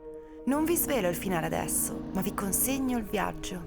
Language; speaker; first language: Italian; native; Italian